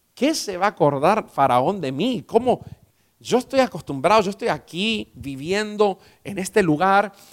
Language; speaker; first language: Spanish; early bilingual, heritage; Spanish